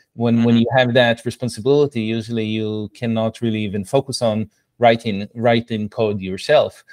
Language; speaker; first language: English; non-native, fluent; Hebrew